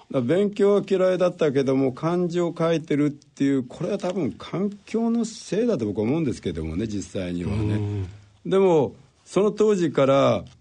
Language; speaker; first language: Japanese; native; Japanese